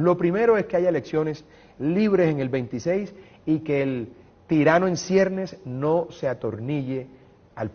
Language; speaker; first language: Spanish; native; Spanish